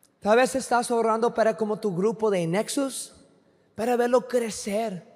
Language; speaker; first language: Spanish; non-native, fluent; English